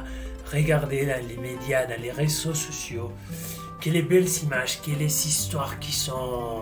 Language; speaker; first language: French; non-native, fluent; Spanish